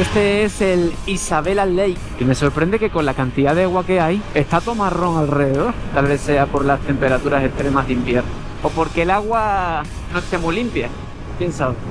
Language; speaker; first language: Spanish; native; Spanish